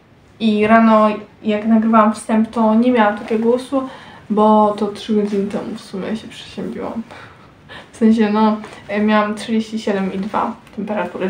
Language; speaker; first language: Polish; native; Polish